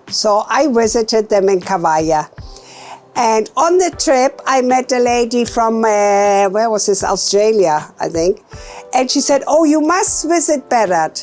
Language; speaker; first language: English; non-native, fluent; German